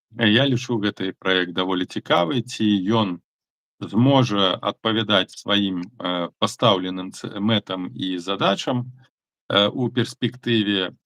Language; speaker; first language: Belarusian; native; Belarusian